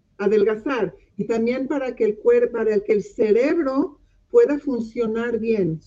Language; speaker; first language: Spanish; non-native, local second language; English